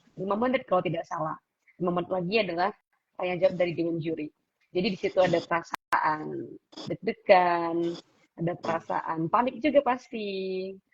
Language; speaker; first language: Indonesian; native; Indonesian